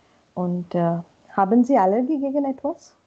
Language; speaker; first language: German; non-native, learner; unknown